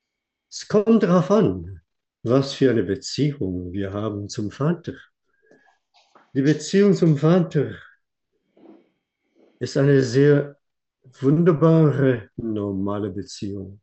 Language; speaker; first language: German; non-native, fluent; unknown